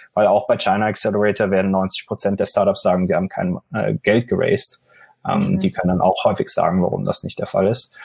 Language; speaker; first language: German; native; German